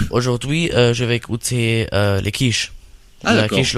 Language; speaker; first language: French; non-native, learner; German